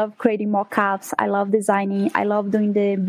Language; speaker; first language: English; non-native, fluent; Portuguese